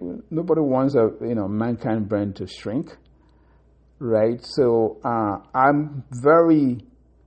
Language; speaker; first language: English; non-native, local second language; Igbo